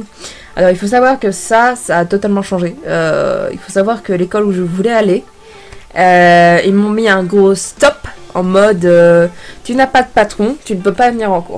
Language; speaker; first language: French; native; French